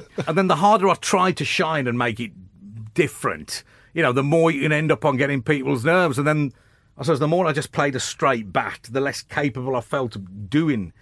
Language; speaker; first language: English; native; English